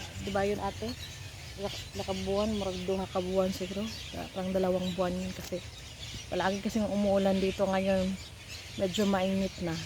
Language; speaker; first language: Filipino; non-native, local second language; Cebuano